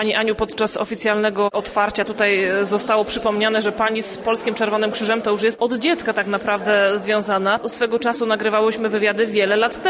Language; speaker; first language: Polish; native; Polish